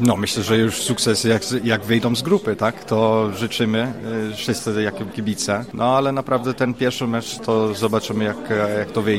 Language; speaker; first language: Polish; early bilingual, heritage; Polish